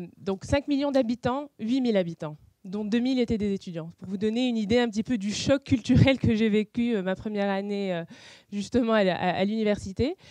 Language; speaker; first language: French; non-native, local second language; Arabic